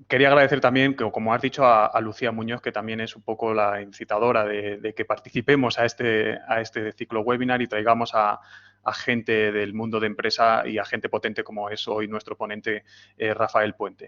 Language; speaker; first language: Spanish; native; Spanish